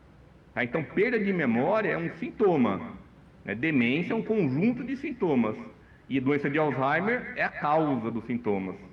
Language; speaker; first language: Portuguese; native; Portuguese